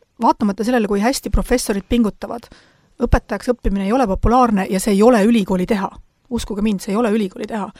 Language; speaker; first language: Estonian; native; Estonian